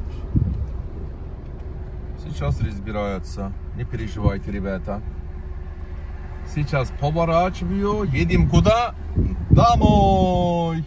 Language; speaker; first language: Russian; non-native, learner; Turkish